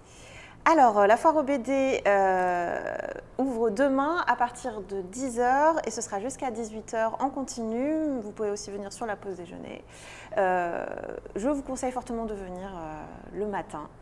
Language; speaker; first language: French; native; French